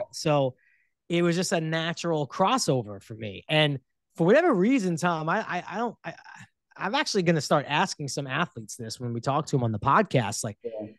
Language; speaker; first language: English; native; English